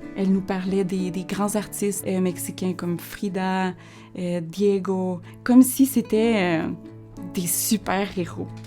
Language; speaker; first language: French; early bilingual, other home language; Spanish